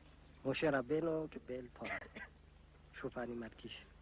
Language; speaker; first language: Hebrew; non-native, learner; Amharic